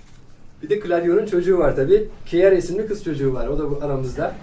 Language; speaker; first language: Turkish; native; Turkish